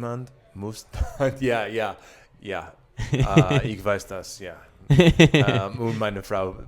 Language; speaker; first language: German; non-native, learner; English